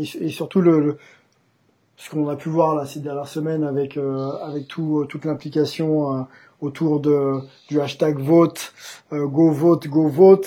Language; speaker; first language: French; native; French